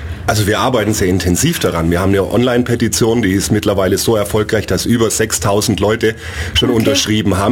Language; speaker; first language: German; native; German